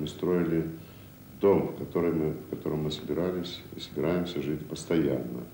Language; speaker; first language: Russian; native; Russian